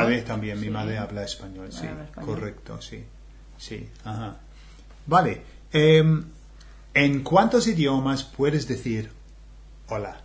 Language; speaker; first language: Spanish; non-native, fluent; English